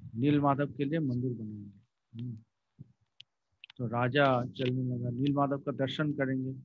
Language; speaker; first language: Hindi; non-native, local second language; Bangla